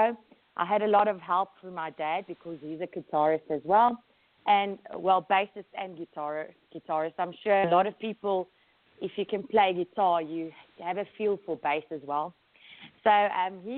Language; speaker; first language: English; native; English